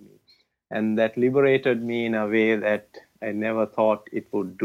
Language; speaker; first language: English; non-native, local second language; Tamil